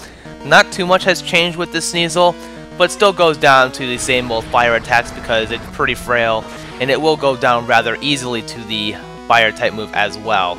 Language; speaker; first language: English; native; English